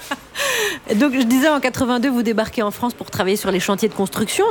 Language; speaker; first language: French; native; French